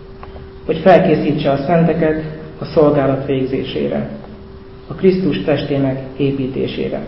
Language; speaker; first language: Hungarian; native; Hungarian